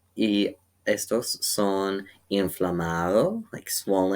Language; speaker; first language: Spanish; non-native, learner; English